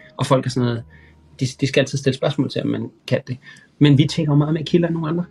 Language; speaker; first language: Danish; native; Danish